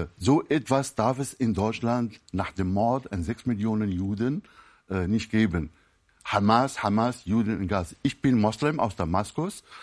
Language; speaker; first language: German; non-native, fluent; Arabic